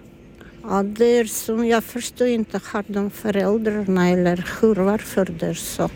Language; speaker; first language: Swedish; non-native, learner; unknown